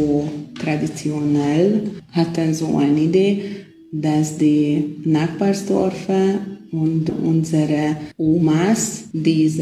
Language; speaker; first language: German; non-native, local second language; Hungarian